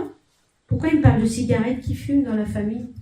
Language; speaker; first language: French; native; French